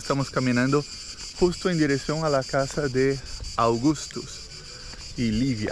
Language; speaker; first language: Spanish; non-native, fluent; Portuguese